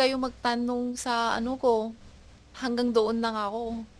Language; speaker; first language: Filipino; non-native, learner; Chinese